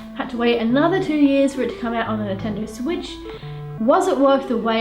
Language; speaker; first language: English; native; English